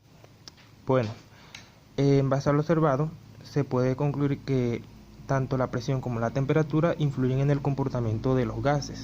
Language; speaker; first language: Spanish; native; Spanish